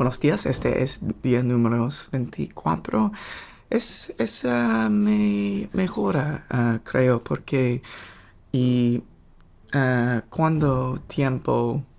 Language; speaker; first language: Spanish; non-native, learner; English